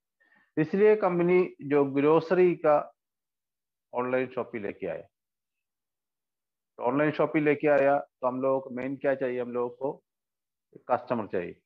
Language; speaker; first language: Hindi; non-native, local second language; Malayalam